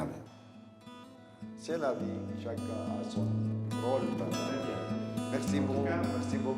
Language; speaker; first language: French; non-native, fluent; Arabic